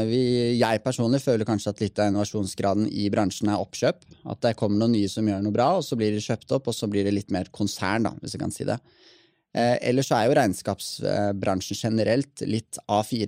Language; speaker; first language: Norwegian; native; Norwegian